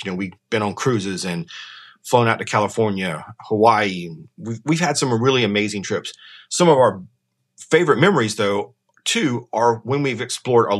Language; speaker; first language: English; native; English